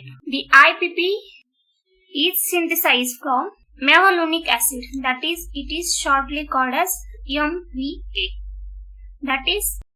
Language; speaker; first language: English; non-native, local second language; Marathi